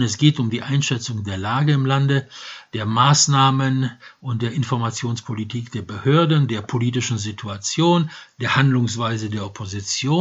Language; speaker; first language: German; non-native, fluent; Polish